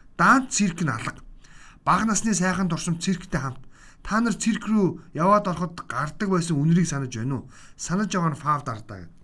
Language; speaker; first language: Mongolian; native; Mongolian